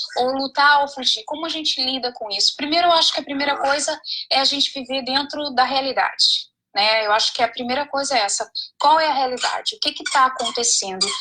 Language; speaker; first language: Portuguese; native; Portuguese